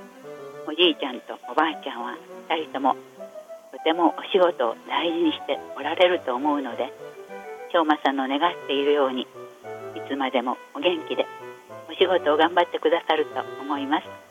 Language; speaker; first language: Japanese; native; Japanese